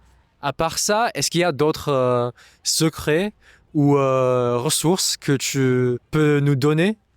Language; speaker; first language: French; non-native, fluent; English